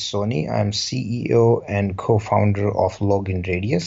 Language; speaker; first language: English; non-native, local second language; Rajasthani